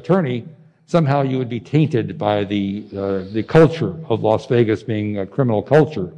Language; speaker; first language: English; native; English